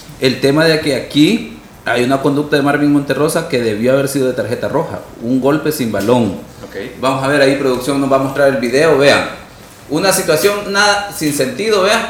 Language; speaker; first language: Spanish; native; Spanish